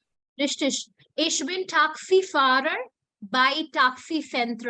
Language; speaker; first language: German; non-native, fluent; Hindi